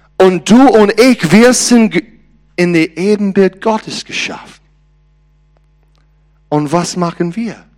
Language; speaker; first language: German; non-native, learner; English